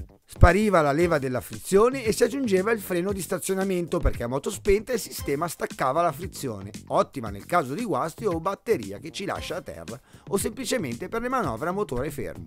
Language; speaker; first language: Italian; native; Italian